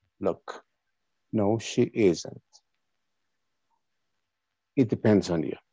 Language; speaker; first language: English; non-native, fluent; Spanish